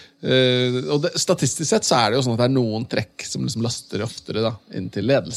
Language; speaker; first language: Norwegian; native; Norwegian